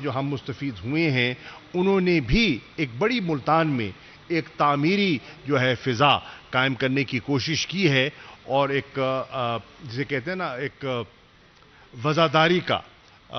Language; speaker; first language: Urdu; non-native, local second language; Saraiki